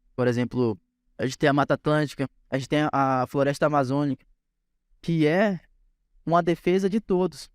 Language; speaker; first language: Portuguese; native; Portuguese